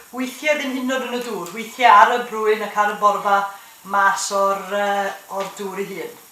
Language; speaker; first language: Welsh; native; Welsh